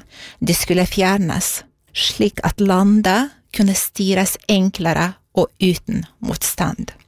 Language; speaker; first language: Norwegian; non-native, fluent; Romanian